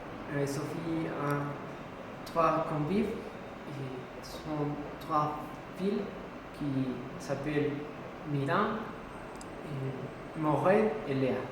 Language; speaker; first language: French; non-native, learner; Spanish